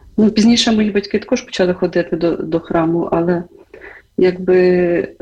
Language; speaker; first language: Ukrainian; native; Ukrainian